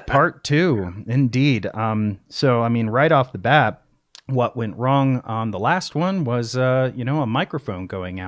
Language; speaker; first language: English; native; English